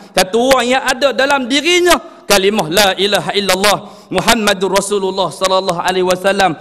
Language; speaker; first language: Malay; native; Malay